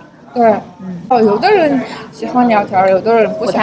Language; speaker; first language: Chinese; non-native, learner; Mongolian